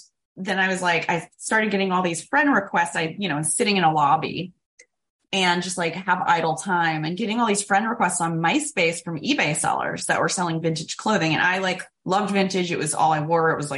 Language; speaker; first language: English; native; English